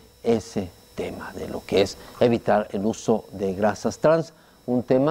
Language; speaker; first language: Spanish; native; Spanish